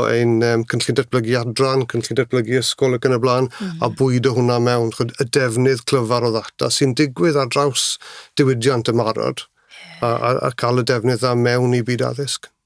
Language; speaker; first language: Welsh; native; Welsh